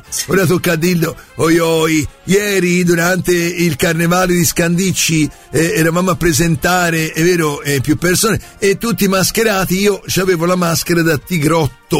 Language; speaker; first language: Italian; native; Italian